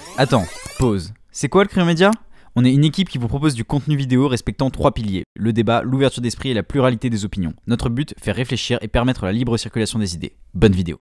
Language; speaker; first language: French; native; French